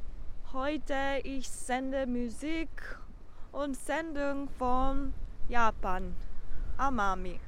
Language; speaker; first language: German; non-native, learner; Japanese